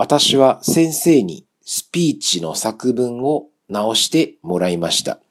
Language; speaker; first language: Japanese; non-native, fluent; Chinese